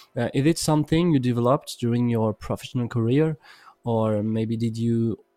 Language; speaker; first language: English; non-native, fluent; French